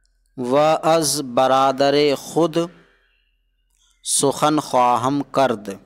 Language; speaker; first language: Persian; non-native, fluent; Urdu